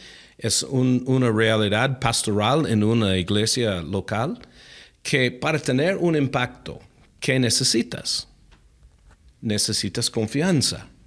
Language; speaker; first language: Spanish; non-native, fluent; English